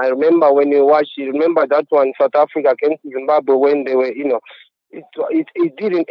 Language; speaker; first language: English; non-native, local second language; Shona